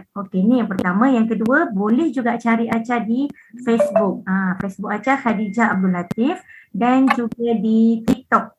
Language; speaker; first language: Malay; non-native, local second language; Western Cham